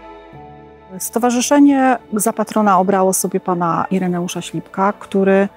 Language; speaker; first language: Polish; native; Polish